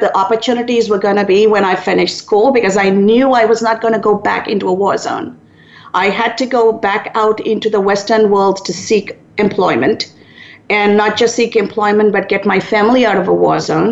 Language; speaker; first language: English; non-native, local second language; Tamil